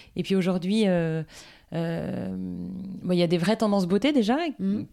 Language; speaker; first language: French; native; French